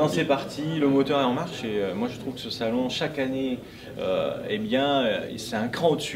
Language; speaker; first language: French; native; French